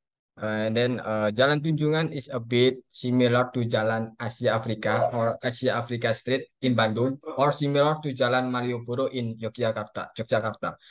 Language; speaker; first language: English; non-native, learner; Indonesian